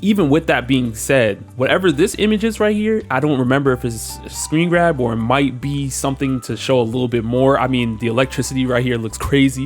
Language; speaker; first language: English; native; English